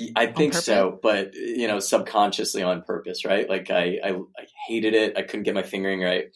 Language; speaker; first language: English; native; English